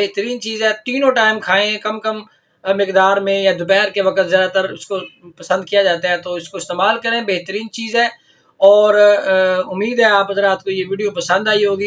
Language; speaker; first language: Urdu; non-native, local second language; Punjabi